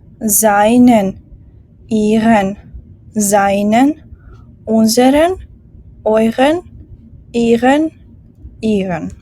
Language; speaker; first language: German; non-native, fluent; Ukrainian